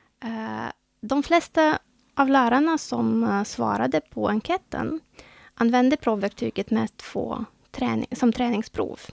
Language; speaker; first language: Swedish; non-native, fluent; Russian